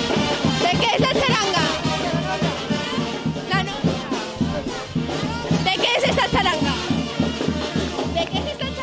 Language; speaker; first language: Spanish; native; Spanish